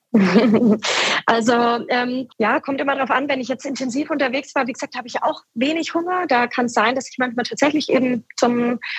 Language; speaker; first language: German; native; German